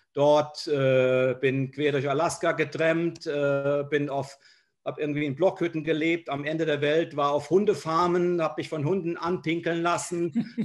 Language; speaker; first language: German; native; German